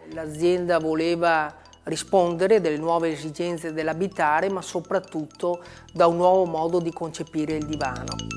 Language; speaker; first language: Italian; native; Italian